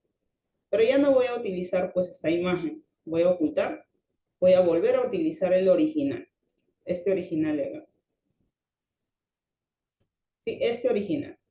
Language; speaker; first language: Spanish; native; Spanish